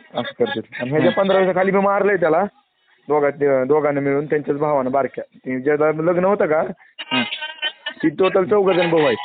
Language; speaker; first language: Marathi; native; Marathi